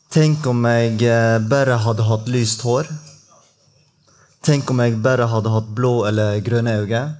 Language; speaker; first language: Norwegian; native; Norwegian